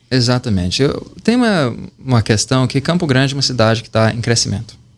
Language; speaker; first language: Portuguese; non-native, fluent; English